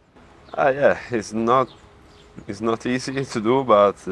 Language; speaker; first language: English; non-native, fluent; Italian